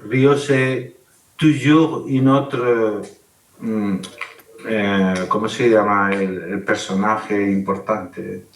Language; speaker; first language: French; non-native, learner; Spanish